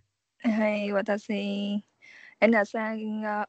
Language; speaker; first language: Japanese; non-native, learner; Vietnamese